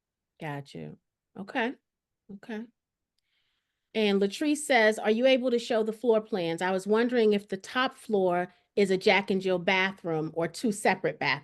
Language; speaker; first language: English; native; English